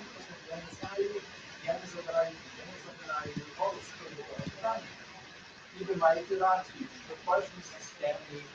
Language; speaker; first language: Ukrainian; early bilingual, heritage; English